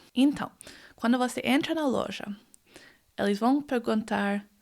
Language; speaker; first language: Portuguese; non-native, fluent; English